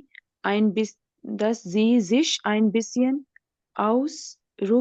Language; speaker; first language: German; non-native, learner; Urdu